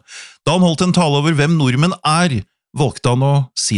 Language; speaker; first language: Norwegian; native; Norwegian